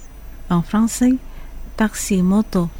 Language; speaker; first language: French; non-native, fluent; Indonesian